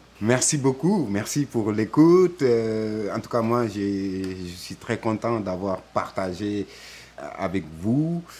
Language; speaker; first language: French; non-native, local second language; Wolof